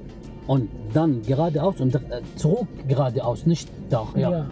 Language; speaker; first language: German; non-native, learner; Arabic